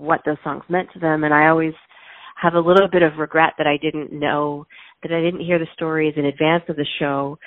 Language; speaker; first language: English; native; English